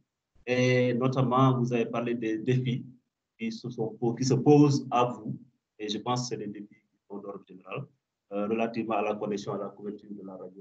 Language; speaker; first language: French; non-native, local second language; Wolof